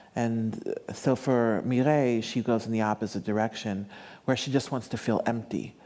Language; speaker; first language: English; native; English